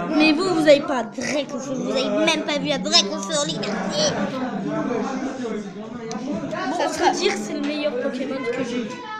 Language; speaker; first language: French; native; French